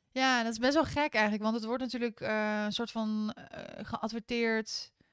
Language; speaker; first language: Dutch; native; Dutch